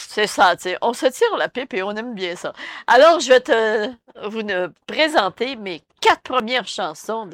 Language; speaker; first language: French; native; French